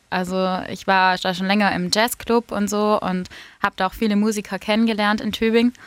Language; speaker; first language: German; native; German